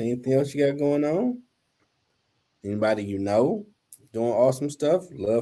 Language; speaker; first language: English; native; English